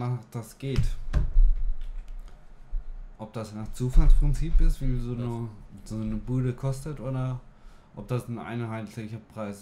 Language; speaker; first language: German; native; German